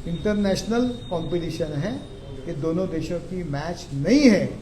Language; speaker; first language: Hindi; non-native, local second language; Marathi